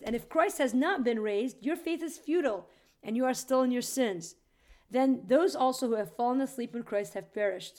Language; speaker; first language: English; native; English